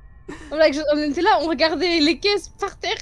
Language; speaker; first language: French; native; French